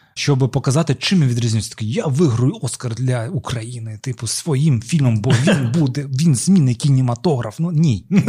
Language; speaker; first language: Ukrainian; non-native, local second language; Russian